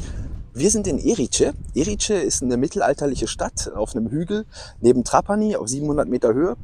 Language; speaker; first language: German; native; German